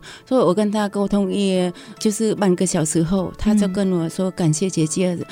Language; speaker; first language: Chinese; non-native, learner; Vietnamese